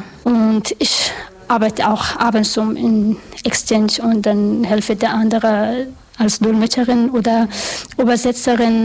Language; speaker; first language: German; non-native, learner; Persian